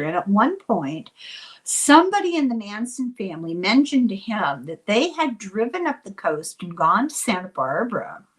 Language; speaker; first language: English; native; English